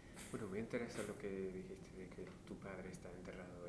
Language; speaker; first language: Spanish; non-native, fluent; English